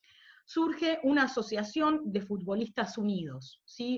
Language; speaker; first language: Spanish; native; Spanish